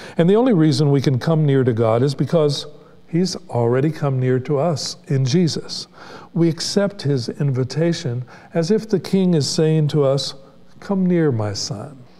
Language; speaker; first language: English; native; English